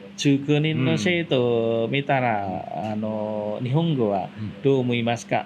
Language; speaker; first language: Japanese; non-native, fluent; Indonesian